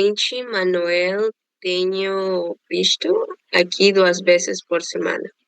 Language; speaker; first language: Portuguese; non-native, learner; Spanish